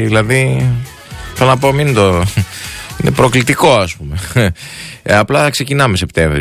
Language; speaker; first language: Greek; native; Greek